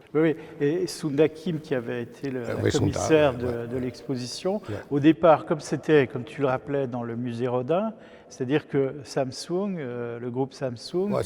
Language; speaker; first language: French; native; French